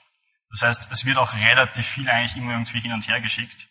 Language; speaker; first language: German; native; German